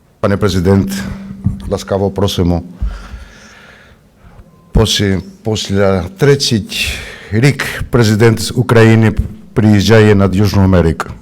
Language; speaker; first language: Ukrainian; early bilingual, heritage; Ukrainian